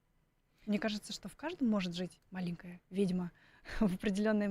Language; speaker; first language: Russian; native; Russian